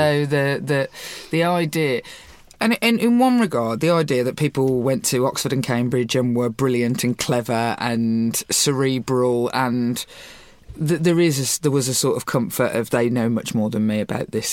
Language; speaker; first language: English; native; English